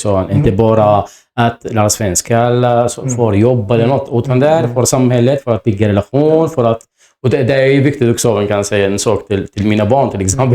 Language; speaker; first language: Swedish; non-native, fluent; Arabic